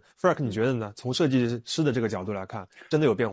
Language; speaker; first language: Chinese; native; Chinese